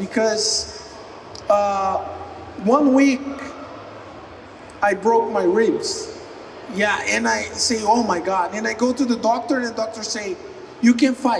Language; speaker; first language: English; non-native, learner; Portuguese